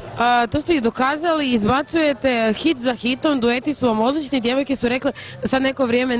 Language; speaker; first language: Croatian; native; Croatian